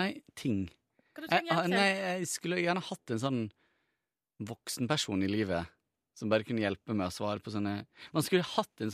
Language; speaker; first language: Norwegian; native; Norwegian